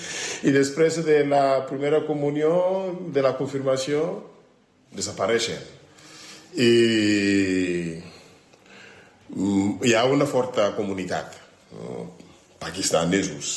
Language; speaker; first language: Catalan; non-native, learner; French